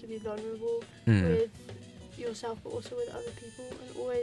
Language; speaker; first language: English; native; English